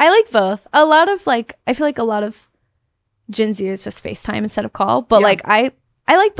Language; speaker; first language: English; native; English